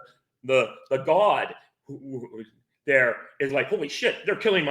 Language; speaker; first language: English; native; English